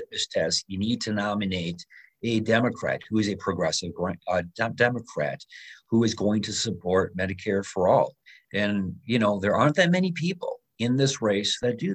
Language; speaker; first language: English; native; English